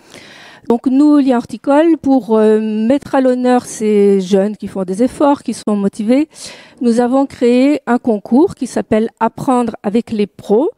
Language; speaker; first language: French; native; French